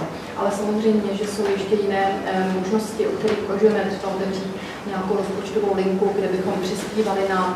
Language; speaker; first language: Czech; native; Czech